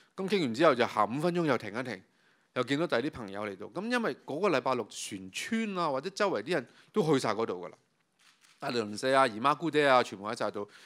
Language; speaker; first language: Cantonese; native; Cantonese